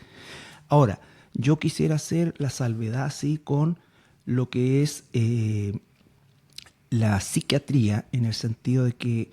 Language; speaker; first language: Spanish; native; Spanish